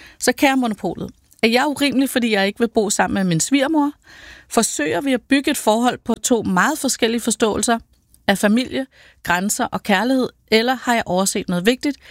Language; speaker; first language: Danish; native; Danish